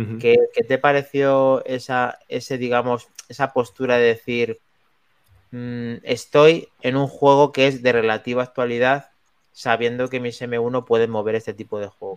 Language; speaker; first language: Spanish; native; Spanish